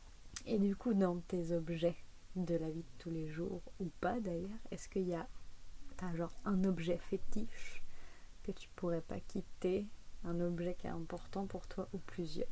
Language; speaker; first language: French; native; French